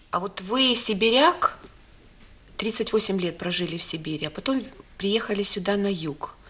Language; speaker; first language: Russian; native; Russian